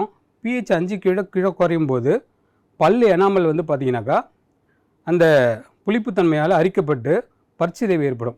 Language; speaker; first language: Tamil; native; Tamil